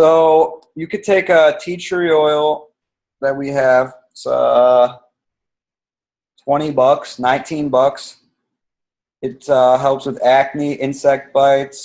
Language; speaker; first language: English; native; English